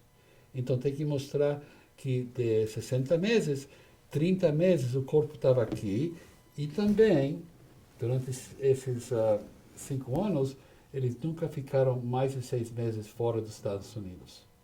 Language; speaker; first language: Portuguese; non-native, fluent; English